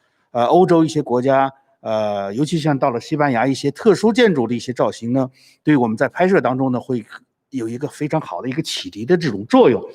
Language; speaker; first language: Chinese; native; Chinese